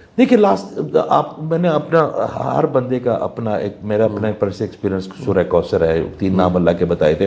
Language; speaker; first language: Urdu; non-native, local second language; Punjabi